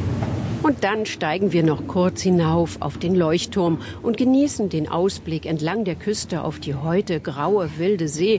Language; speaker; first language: German; native; German